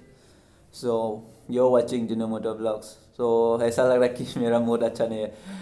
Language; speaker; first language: Hindi; non-native, local second language; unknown